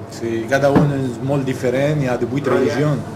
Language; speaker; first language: Catalan; non-native, learner; Arabic